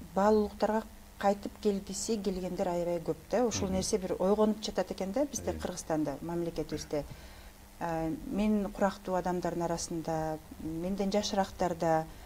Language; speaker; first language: Kyrgyz; non-native, local second language; Russian